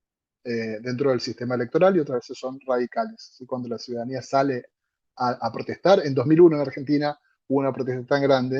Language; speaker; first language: Spanish; native; Spanish